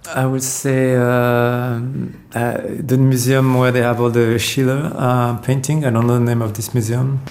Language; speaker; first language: English; non-native, fluent; French